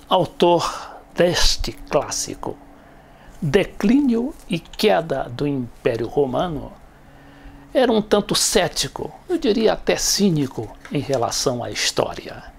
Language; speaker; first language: Portuguese; native; Portuguese